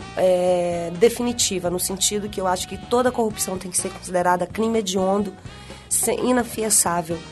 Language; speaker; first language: Portuguese; native; Portuguese